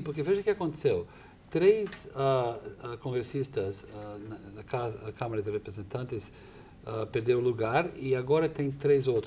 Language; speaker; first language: Portuguese; non-native, fluent; English